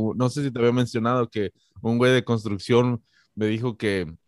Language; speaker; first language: Spanish; native; Spanish